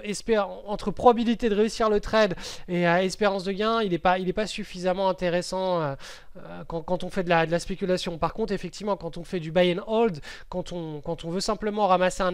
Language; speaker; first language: French; native; French